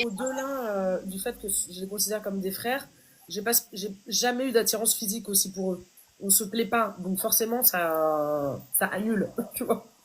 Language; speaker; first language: French; native; French